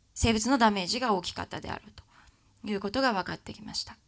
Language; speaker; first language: Japanese; native; Japanese